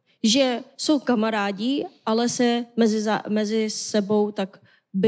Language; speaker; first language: Czech; non-native, fluent; Korean